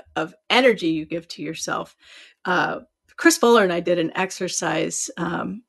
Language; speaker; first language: English; native; English